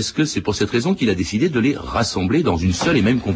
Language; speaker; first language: French; native; French